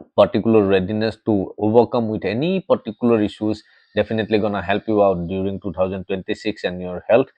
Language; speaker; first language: English; non-native, local second language; Assamese